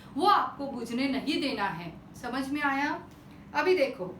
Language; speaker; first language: Hindi; non-native, local second language; Marathi